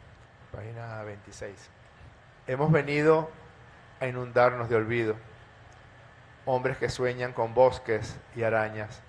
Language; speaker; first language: Spanish; native; Spanish